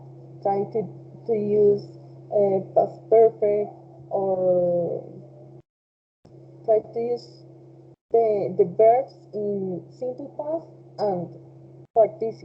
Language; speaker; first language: English; non-native, fluent; Spanish